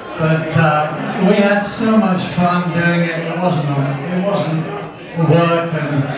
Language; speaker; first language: English; native; English